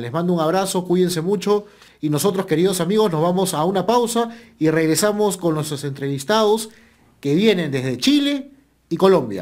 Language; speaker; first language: Spanish; native; Spanish